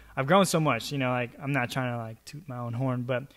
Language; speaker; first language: English; early bilingual, other home language; Chavacano